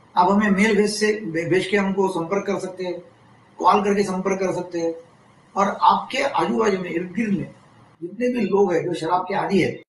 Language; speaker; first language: Hindi; non-native, local second language; Marathi